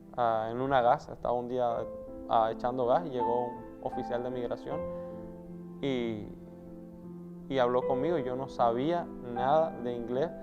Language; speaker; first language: Spanish; native; Spanish